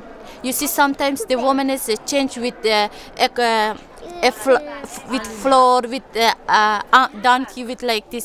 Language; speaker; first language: English; non-native, learner; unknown